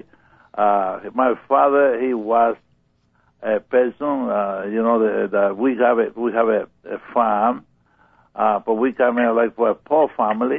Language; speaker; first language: English; non-native, learner; Spanish